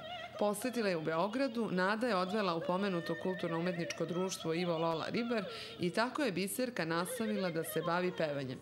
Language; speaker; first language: Serbian; native; Serbian